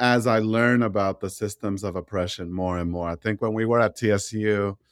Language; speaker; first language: English; native; English